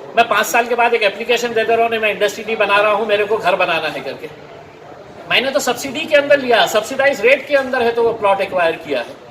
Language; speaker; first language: Hindi; non-native, local second language; Marathi